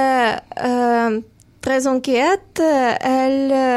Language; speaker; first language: French; non-native, fluent; Ukrainian